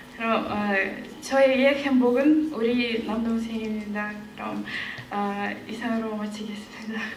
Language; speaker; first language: Korean; non-native, learner; Kazakh